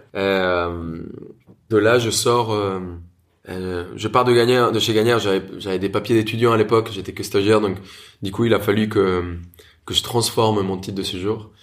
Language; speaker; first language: French; non-native, fluent; Spanish